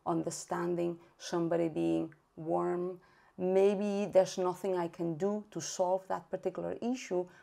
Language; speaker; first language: English; non-native, fluent; Spanish